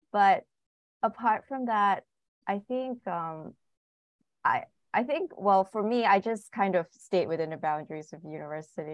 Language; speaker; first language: English; non-native, local second language; Chinese